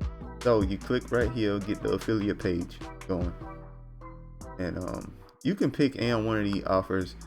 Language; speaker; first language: English; native; English